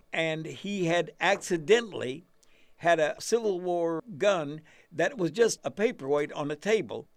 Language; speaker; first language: English; native; English